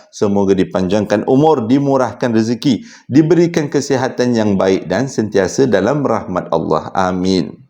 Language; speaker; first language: Malay; native; Malay